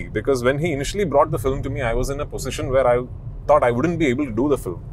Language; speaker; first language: English; non-native, local second language; Malayalam